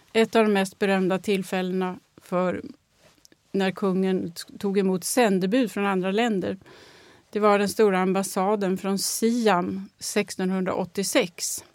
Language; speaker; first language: Swedish; native; Swedish